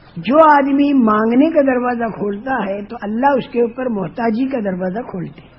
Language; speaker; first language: Urdu; non-native, local second language; Gujarati